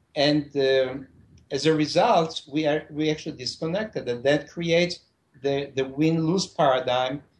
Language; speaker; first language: English; non-native, fluent; Hebrew